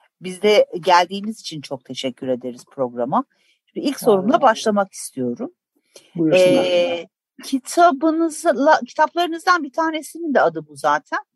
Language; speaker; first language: Turkish; native; Turkish